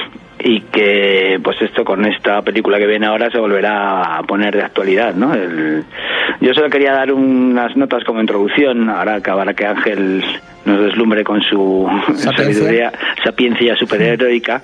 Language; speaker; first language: Spanish; native; Spanish